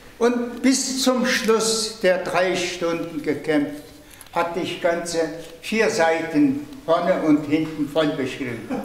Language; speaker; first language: German; non-native, fluent; Tuvinian